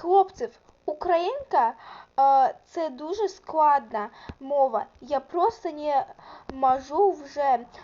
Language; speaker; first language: Ukrainian; non-native, learner; Russian